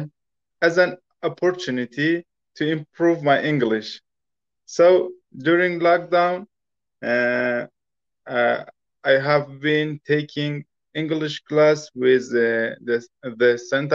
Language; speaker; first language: English; non-native, fluent; Persian